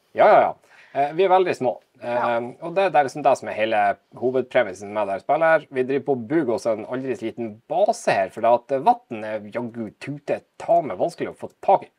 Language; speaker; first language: Norwegian; native; Norwegian